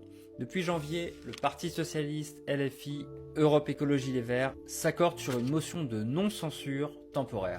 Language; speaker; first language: French; native; French